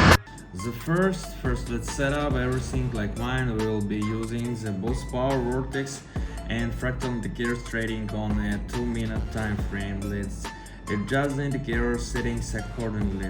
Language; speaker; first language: English; non-native, fluent; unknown